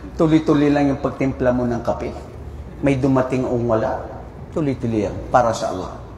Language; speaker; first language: Filipino; non-native, local second language; Maranao